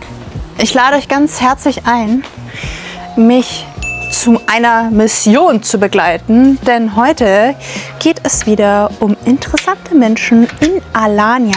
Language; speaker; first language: German; native; German